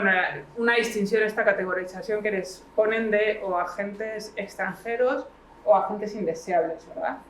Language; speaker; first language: Spanish; native; Spanish